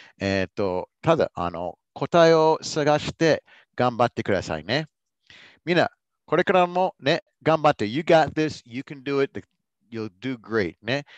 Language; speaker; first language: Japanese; non-native, fluent; English